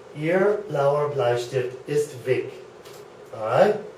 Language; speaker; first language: German; non-native, fluent; English